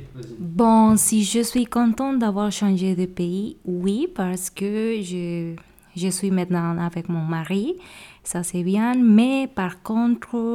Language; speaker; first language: French; non-native, fluent; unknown